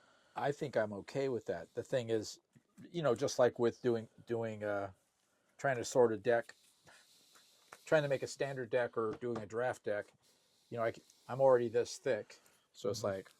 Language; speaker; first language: English; native; English